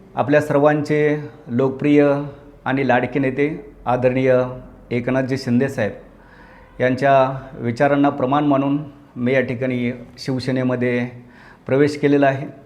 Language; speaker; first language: Marathi; native; Marathi